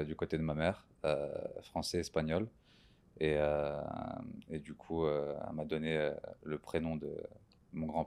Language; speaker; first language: French; native; French